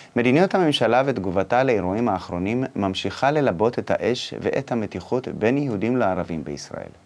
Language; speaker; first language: Hebrew; native; Hebrew